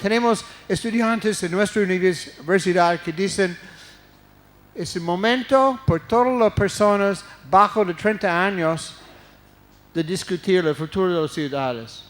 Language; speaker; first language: Spanish; non-native, fluent; English